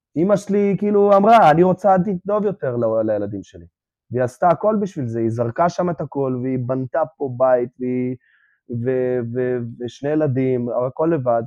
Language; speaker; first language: Hebrew; early bilingual, other home language; Russian